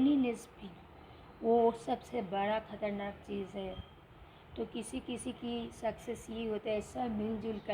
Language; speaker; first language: Hindi; non-native, local second language; Bangla